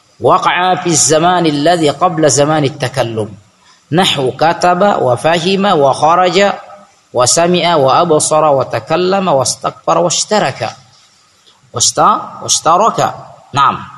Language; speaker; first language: Arabic; non-native, fluent; Indonesian